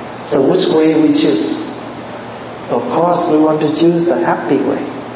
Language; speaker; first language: English; non-native, fluent; Vietnamese